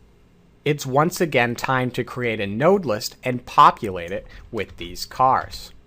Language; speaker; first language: English; native; English